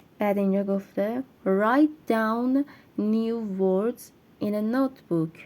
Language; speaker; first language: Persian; native; Persian